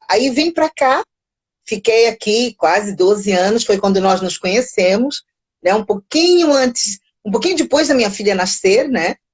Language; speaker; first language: Portuguese; native; Portuguese